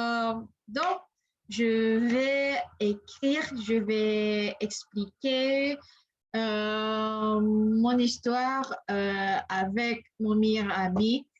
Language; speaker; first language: French; non-native, learner; English